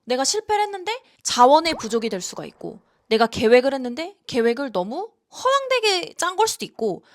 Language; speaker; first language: Korean; native; Korean